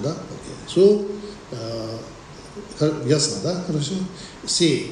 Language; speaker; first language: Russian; non-native, learner; Tibetan